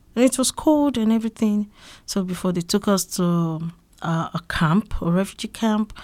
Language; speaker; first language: English; non-native, local second language; Yoruba